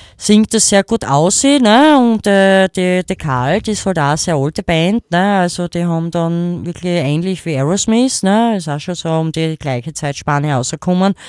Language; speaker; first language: German; native; German